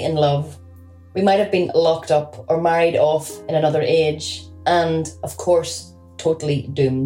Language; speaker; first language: English; native; English